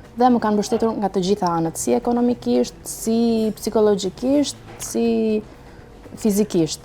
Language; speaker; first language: Albanian; early bilingual, heritage; Albanian